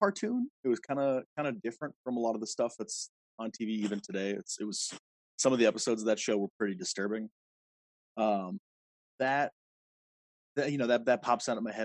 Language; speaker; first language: English; native; English